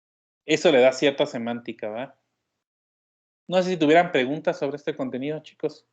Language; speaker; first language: Spanish; native; Spanish